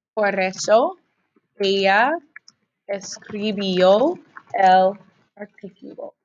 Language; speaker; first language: Spanish; non-native, fluent; English